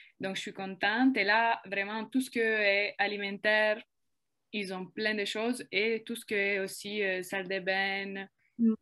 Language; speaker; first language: French; non-native, fluent; Italian